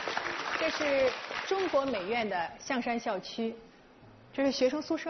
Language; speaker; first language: Chinese; native; Chinese